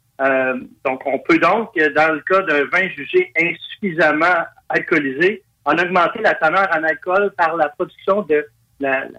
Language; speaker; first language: French; native; French